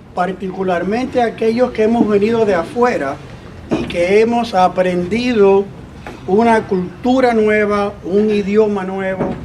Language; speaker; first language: Spanish; early bilingual, other home language; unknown